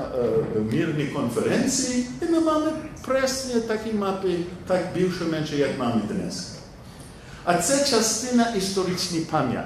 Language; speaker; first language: Polish; non-native, learner; English